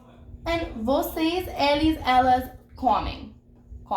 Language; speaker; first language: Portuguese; non-native, fluent; English